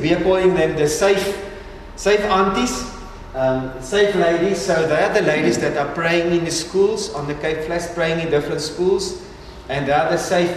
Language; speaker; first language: English; non-native, local second language; Afrikaans